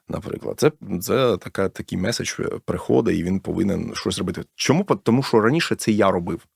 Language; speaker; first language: Ukrainian; non-native, local second language; Russian